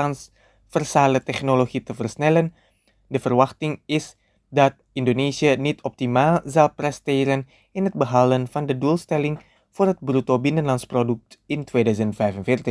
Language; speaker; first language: Dutch; non-native, fluent; Indonesian